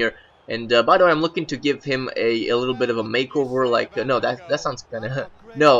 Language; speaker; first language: English; native; English